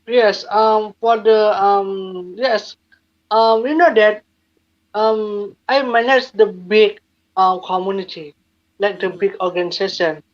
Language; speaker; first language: English; non-native, learner; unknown